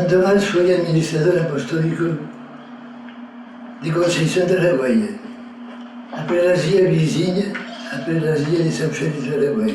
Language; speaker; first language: Portuguese; native; Portuguese